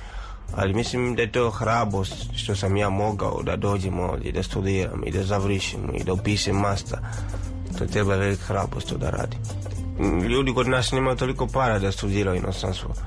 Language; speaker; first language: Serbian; non-native, learner; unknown